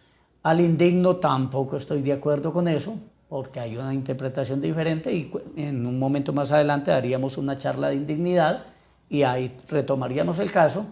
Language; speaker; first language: Spanish; native; Spanish